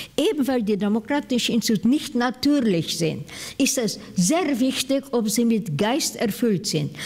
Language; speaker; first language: German; non-native, fluent; Hungarian